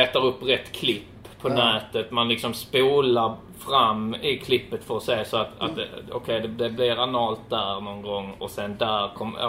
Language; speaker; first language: Swedish; native; Swedish